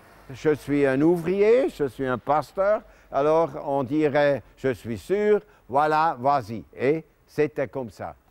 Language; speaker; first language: French; non-native, local second language; German